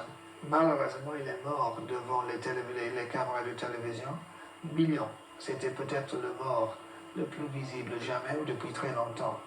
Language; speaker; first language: French; non-native, fluent; English